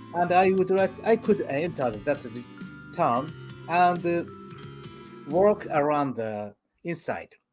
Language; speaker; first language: English; non-native, learner; Japanese